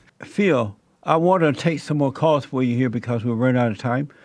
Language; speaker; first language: English; native; English